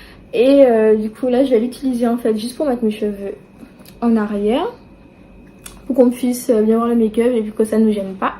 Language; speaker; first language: French; native; French